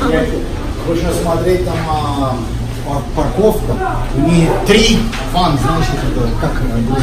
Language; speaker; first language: Russian; non-native, learner; Portuguese